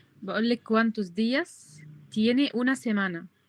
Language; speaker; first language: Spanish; non-native, fluent; Arabic